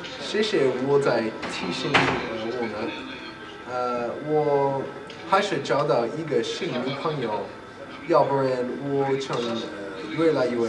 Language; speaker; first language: Chinese; non-native, learner; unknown